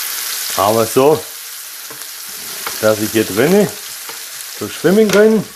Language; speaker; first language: German; early bilingual, other home language; Polish